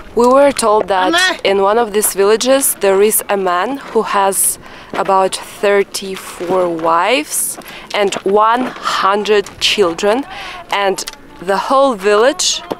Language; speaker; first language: English; non-native, fluent; Russian